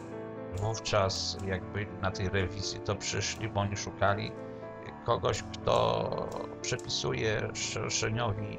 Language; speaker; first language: Polish; native; Polish